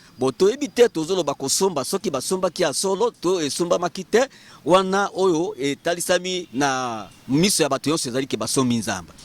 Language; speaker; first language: Lingala; native; Lingala